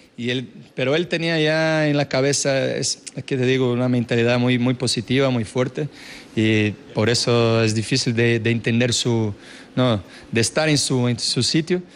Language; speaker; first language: Spanish; non-native, fluent; Kabuverdianu